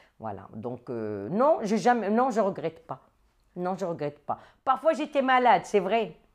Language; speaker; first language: French; non-native, local second language; Arabic